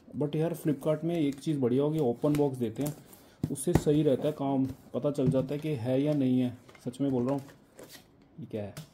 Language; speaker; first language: Hindi; non-native, local second language; Punjabi